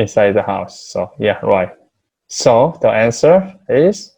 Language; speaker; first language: English; non-native, fluent; Korean